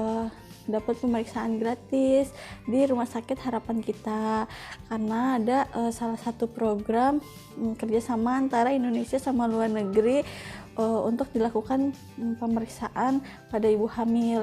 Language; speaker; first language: Indonesian; native; Indonesian